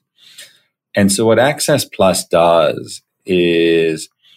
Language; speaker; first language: English; native; English